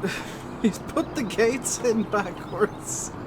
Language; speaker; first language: English; native; English